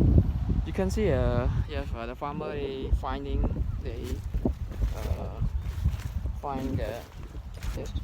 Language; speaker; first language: English; non-native, learner; Khmer